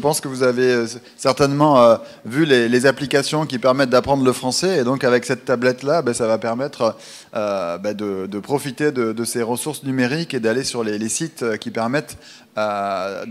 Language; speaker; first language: French; native; French